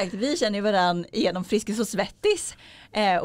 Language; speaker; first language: Swedish; native; Swedish